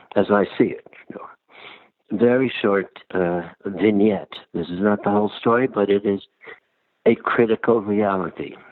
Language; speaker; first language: English; early bilingual, other home language; Ukrainian